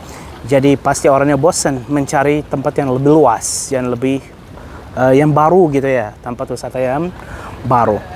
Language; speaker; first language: Indonesian; non-native, fluent; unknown